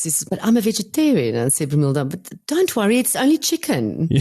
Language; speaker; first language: English; non-native, local second language; Afrikaans